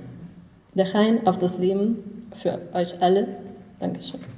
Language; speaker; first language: German; non-native, learner; English